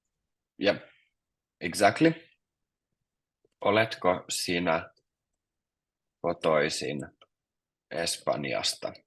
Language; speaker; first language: Finnish; non-native, fluent; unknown